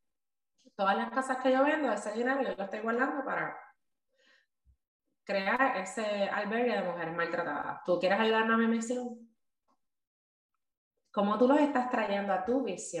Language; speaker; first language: Spanish; native; Spanish